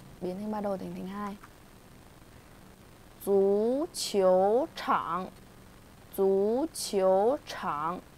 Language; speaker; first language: Chinese; non-native, fluent; Vietnamese